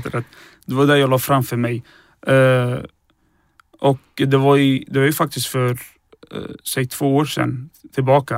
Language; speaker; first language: Swedish; early bilingual, other home language; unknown